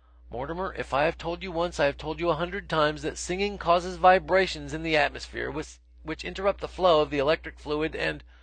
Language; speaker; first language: English; native; English